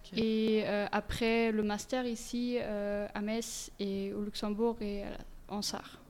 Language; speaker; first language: French; non-native, fluent; German